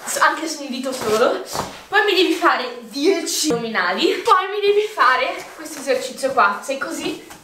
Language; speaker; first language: Italian; native; Italian